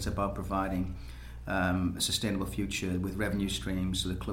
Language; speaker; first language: English; native; English